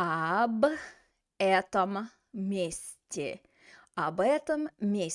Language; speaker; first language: Russian; non-native, fluent; English